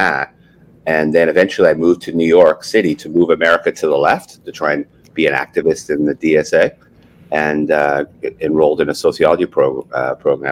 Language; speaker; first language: English; native; English